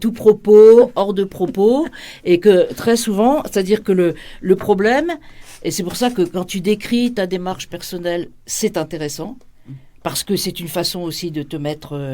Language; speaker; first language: French; native; French